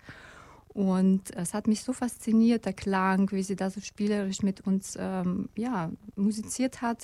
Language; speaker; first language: German; non-native, fluent; Russian